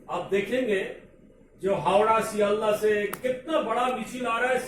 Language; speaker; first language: Hindi; non-native, local second language; Bangla